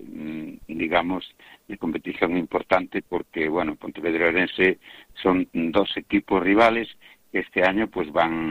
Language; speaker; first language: Spanish; native; Spanish